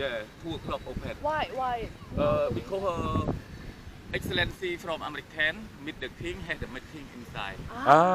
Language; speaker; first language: English; non-native, learner; Khmer